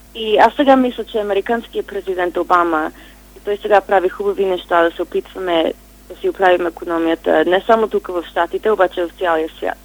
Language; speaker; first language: Bulgarian; early bilingual, heritage; Bulgarian